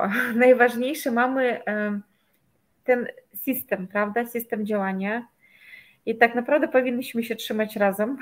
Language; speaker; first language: Polish; non-native, fluent; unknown